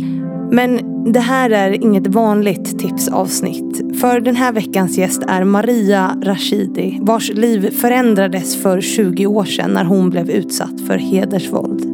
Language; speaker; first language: Swedish; native; Swedish